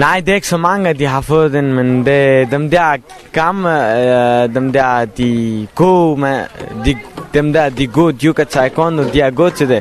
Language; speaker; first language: Danish; non-native, learner; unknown